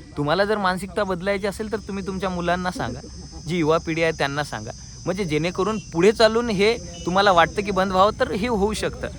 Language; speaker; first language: Marathi; non-native, local second language; Lambadi